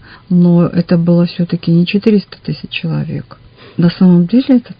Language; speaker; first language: Russian; native; Russian